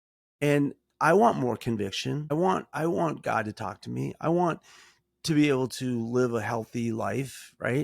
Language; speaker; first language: English; native; English